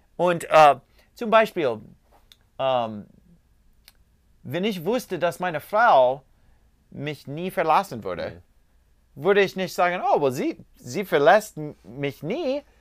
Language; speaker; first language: German; non-native, learner; English